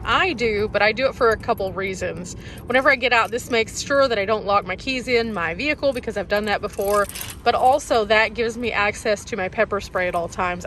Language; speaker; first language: English; native; English